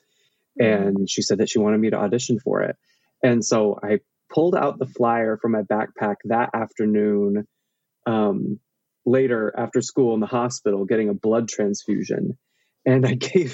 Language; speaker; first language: English; native; English